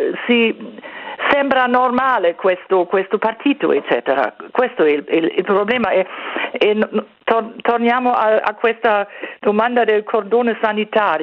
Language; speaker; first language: Italian; non-native, fluent; German